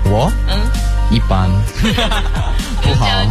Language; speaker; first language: Chinese; non-native, learner; Korean